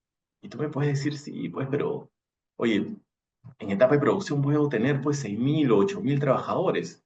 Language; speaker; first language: Spanish; native; Spanish